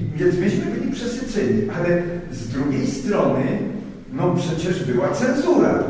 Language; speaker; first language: Polish; native; Polish